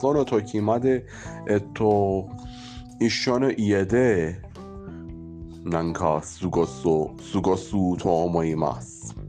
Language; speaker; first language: Japanese; non-native, learner; Persian